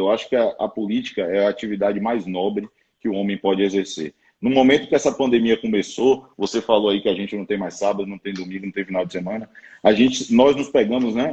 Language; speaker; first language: Portuguese; native; Portuguese